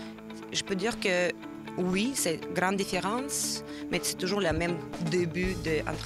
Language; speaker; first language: French; non-native, fluent; Russian